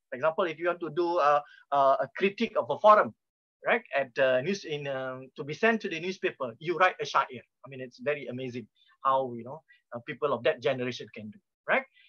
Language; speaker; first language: English; non-native, local second language; Malay